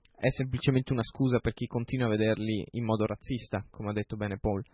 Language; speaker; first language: Italian; native; Italian